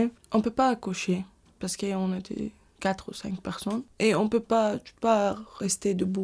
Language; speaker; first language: French; non-native, learner; Arabic